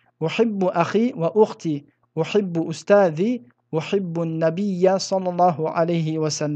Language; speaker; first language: Arabic; non-native, fluent; French